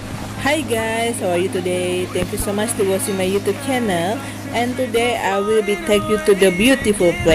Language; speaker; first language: English; non-native, learner; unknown